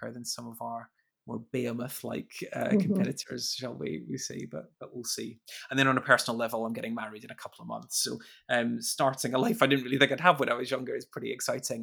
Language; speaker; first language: English; native; English